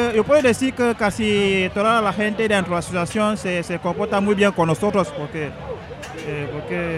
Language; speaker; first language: Spanish; non-native, local second language; French